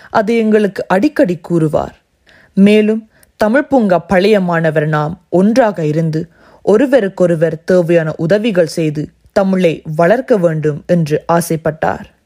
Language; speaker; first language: Tamil; early bilingual, heritage; Tamil